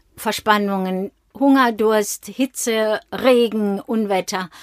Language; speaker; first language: German; native; German